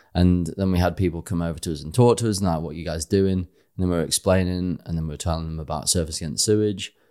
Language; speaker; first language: English; native; English